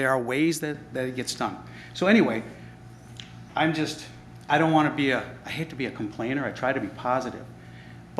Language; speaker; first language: English; native; English